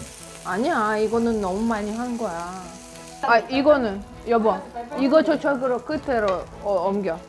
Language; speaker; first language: Korean; non-native, fluent; Russian